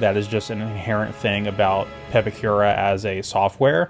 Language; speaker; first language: English; native; English